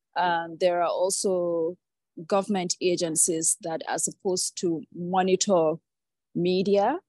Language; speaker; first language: English; non-native, local second language; Hausa